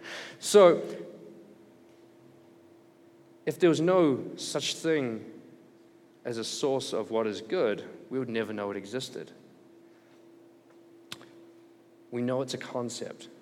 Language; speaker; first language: English; native; English